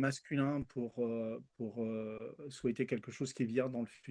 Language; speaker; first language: French; early bilingual, other home language; Spanish